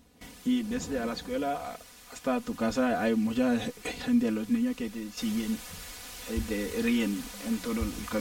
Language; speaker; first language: Spanish; non-native, learner; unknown